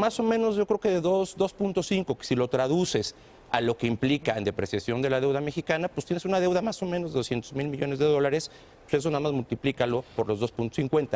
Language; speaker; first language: Spanish; native; Spanish